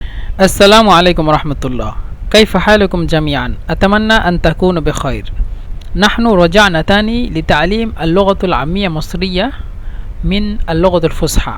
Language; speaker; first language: Arabic; non-native, fluent; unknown